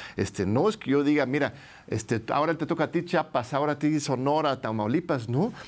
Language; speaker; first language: Spanish; non-native, fluent; English